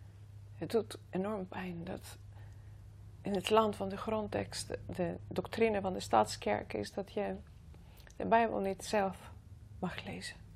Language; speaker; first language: Dutch; non-native, fluent; Greek